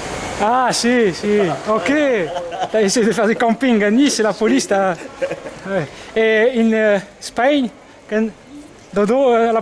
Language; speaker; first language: French; native; French